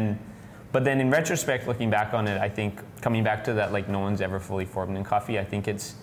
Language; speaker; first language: English; native; English